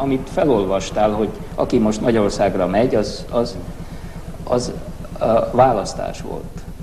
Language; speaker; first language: Hungarian; non-native, local second language; German